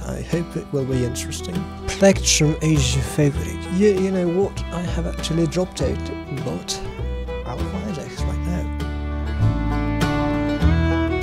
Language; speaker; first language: English; non-native, fluent; Russian